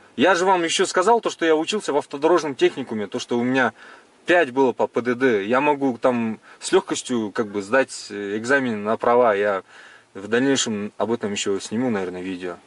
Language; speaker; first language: Russian; non-native, local second language; Kyrgyz